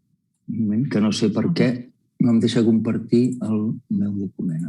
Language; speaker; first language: Catalan; native; Catalan